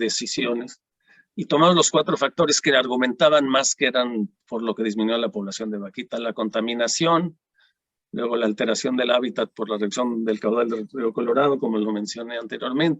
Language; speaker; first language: Spanish; native; Spanish